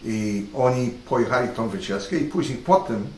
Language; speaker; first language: Polish; early bilingual, heritage; Polish